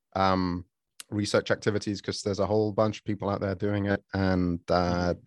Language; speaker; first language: English; native; English